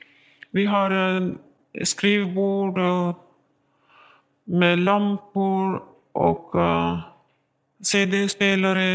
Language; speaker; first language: Swedish; non-native, learner; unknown